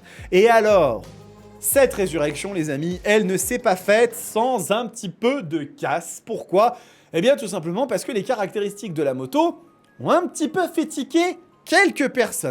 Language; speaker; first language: French; native; French